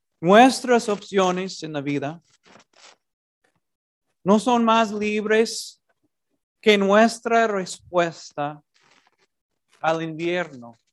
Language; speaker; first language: Spanish; non-native, fluent; English